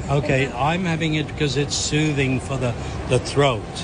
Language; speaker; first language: English; early bilingual, other home language; Swedish